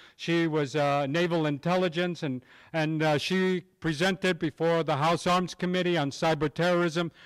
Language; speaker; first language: English; native; English